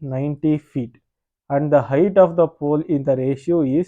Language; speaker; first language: English; non-native, local second language; Kannada